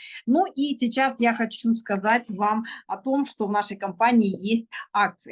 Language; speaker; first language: Russian; native; Russian